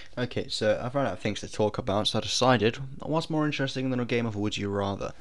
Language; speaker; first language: English; native; English